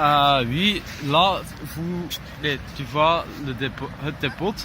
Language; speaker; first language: French; non-native, learner; Dutch